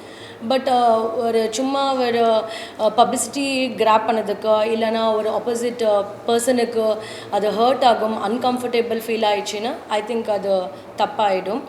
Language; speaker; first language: Tamil; non-native, learner; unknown